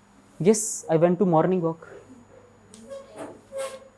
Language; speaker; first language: English; non-native, local second language; Hindi